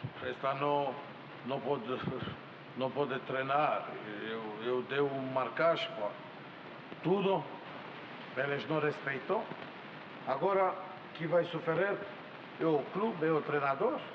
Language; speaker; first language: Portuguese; non-native, learner; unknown